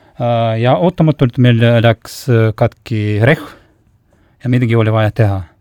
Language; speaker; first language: Estonian; non-native, local second language; Russian